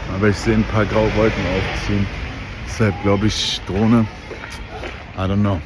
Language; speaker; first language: German; native; German